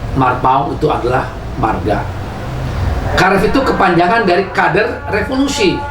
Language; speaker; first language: Indonesian; native; Indonesian